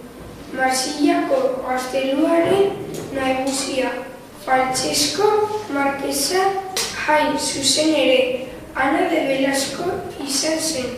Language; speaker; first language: Basque; non-native, local second language; Spanish